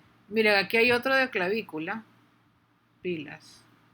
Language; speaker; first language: Spanish; native; Spanish